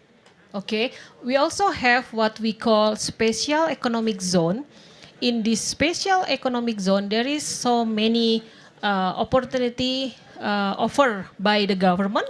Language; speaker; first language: English; non-native, fluent; Indonesian